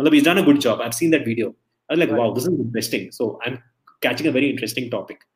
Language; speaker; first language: English; non-native, local second language; Malayalam